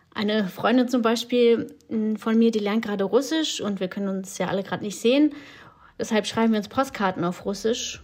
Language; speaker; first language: German; early bilingual, other home language; Russian